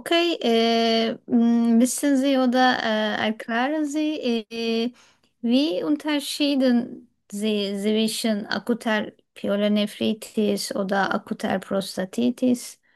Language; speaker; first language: German; non-native, learner; Turkish